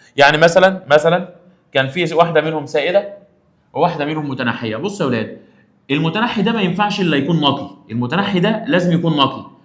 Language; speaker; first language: Egyptian Arabic; native; Egyptian Arabic